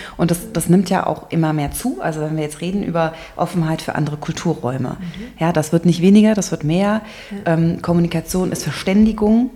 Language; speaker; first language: German; native; German